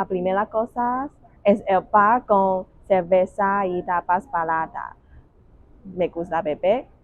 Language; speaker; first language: Spanish; non-native, learner; Chinese